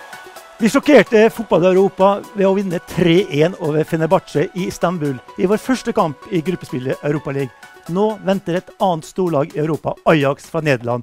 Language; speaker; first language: Norwegian; native; Norwegian